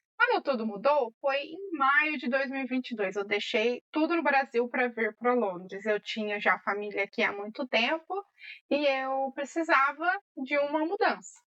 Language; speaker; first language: Portuguese; native; Portuguese